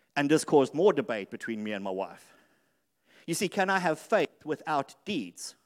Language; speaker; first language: English; native; English